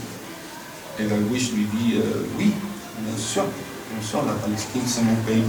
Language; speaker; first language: French; non-native, fluent; Spanish